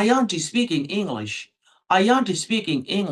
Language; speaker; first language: English; non-native, local second language; Hindi